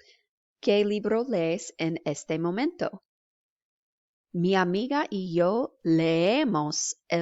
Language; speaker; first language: Spanish; non-native, fluent; English